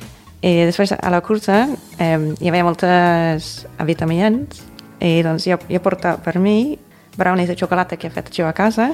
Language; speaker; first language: Catalan; non-native, fluent; English